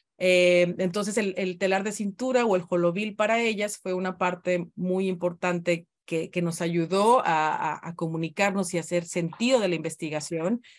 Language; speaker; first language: Spanish; native; Spanish